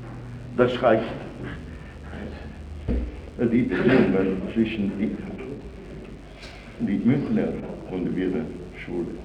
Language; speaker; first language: German; non-native, fluent; Italian